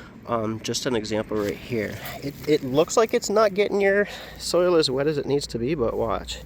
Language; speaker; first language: English; native; English